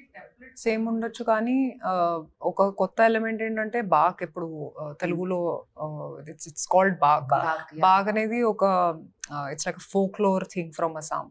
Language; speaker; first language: Telugu; non-native, fluent; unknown